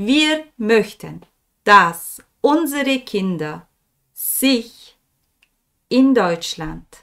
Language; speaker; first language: German; non-native, fluent; Turkish